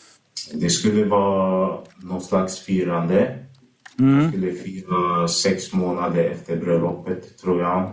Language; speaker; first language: Swedish; early bilingual, other home language; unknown